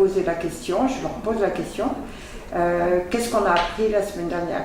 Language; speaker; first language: French; native; French